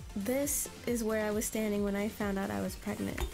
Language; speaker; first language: English; native; English